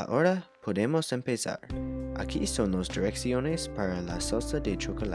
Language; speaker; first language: Spanish; non-native, learner; English